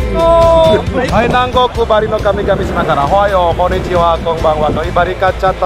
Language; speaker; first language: Japanese; non-native, learner; Indonesian